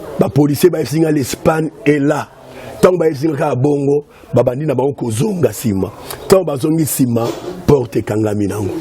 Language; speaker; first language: Lingala; native; Lingala